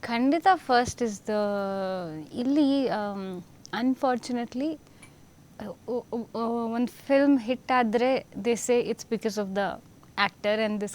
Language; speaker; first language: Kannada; non-native, learner; Hindi